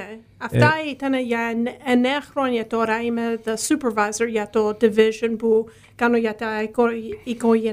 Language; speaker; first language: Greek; early bilingual, heritage; Greek